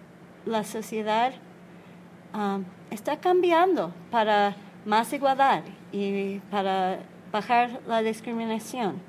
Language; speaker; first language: Spanish; non-native, learner; English